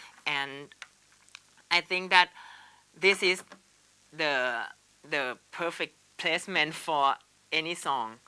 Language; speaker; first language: English; non-native, learner; Thai